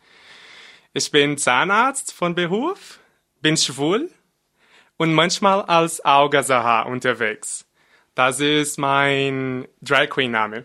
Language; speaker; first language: German; non-native, fluent; Portuguese